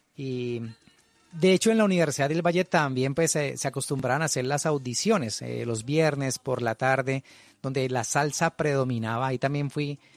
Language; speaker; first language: Spanish; native; Spanish